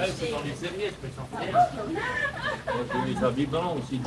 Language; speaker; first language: French; native; French